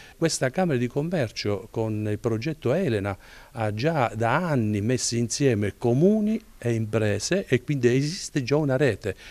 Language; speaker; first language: Italian; native; Italian